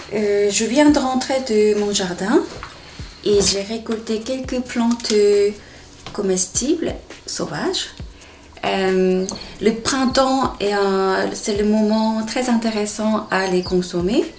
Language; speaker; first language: French; non-native, fluent; Korean